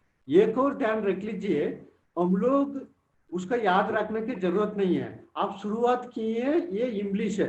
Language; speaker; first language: Hindi; non-native, local second language; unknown